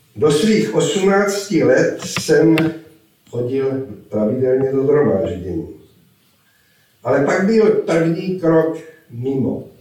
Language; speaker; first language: Czech; native; Czech